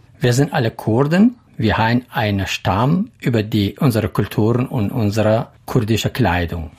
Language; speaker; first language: German; non-native, learner; Central Kurdish